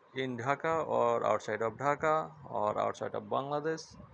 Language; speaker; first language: English; non-native, local second language; Bangla